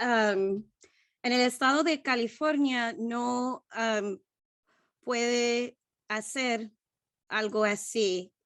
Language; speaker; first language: Spanish; non-native, learner; English